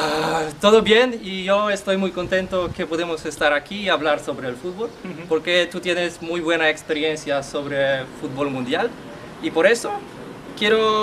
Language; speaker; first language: Spanish; non-native, learner; Polish